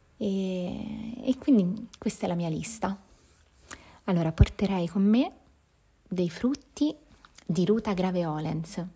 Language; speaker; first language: Italian; native; Italian